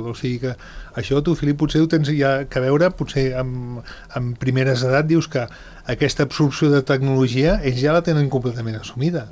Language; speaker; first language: Catalan; native; Catalan